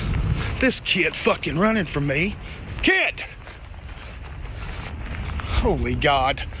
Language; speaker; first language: English; native; English